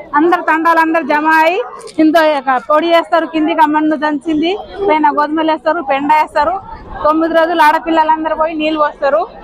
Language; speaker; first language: Telugu; non-native, local second language; Lambadi